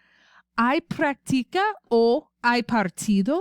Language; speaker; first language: Spanish; non-native, fluent; English